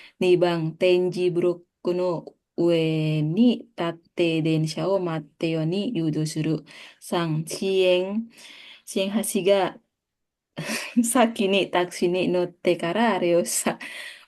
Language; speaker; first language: Japanese; non-native, fluent; Indonesian